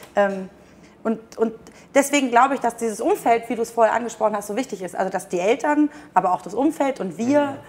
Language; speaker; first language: German; native; German